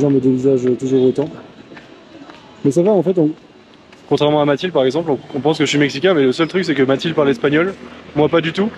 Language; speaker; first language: French; native; French